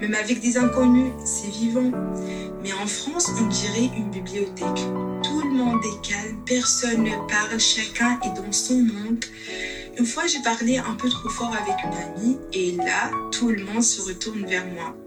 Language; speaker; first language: French; non-native, local second language; Arabic